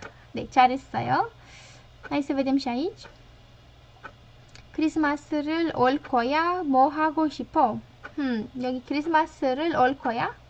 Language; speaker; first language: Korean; non-native, fluent; Romanian